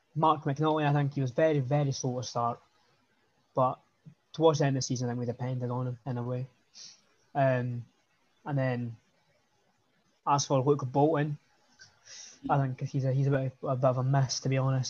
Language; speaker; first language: English; native; English